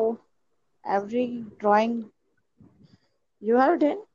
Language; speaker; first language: English; non-native, learner; Gujarati